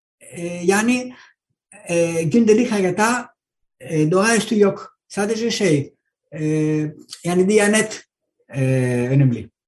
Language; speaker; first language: Turkish; non-native, learner; Greek